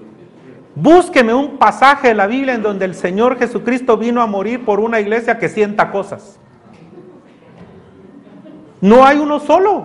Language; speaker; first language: Spanish; native; Spanish